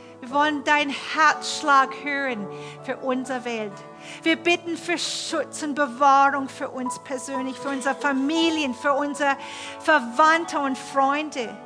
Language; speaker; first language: German; non-native, fluent; English